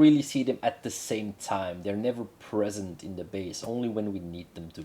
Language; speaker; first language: English; non-native, fluent; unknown